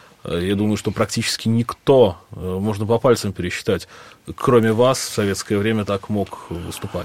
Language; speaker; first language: Russian; native; Russian